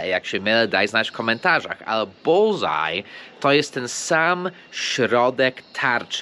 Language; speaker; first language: Polish; early bilingual, heritage; Polish